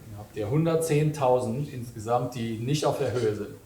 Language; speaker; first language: German; native; German